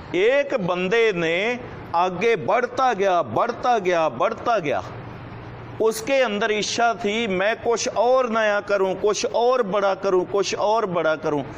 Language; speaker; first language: Hindi; non-native, local second language; Punjabi